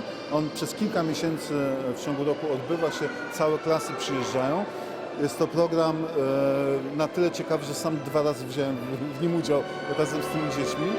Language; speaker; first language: Polish; native; Polish